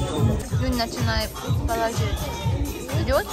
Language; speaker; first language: Russian; non-native, learner; Korean